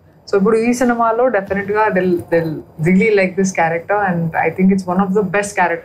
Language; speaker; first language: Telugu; non-native, fluent; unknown